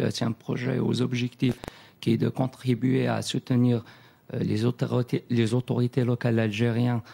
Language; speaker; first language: French; non-native, local second language; Kabyle